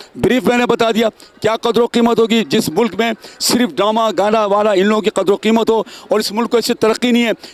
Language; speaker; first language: Urdu; native; Urdu